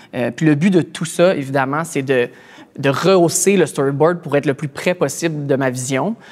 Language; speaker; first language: French; native; French